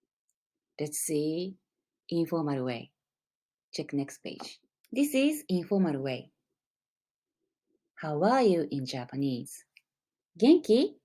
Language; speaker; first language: English; non-native, learner; Japanese